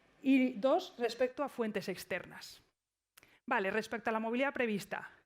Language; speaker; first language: Spanish; native; Spanish